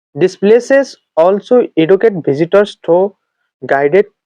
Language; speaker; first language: English; non-native, local second language; Assamese